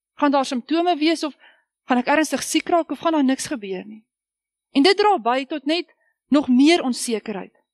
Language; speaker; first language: Afrikaans; native; Afrikaans